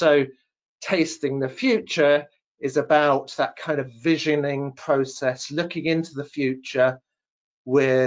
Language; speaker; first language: English; native; English